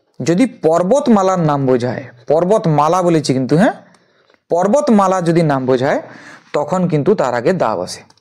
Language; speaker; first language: Bangla; native; Bangla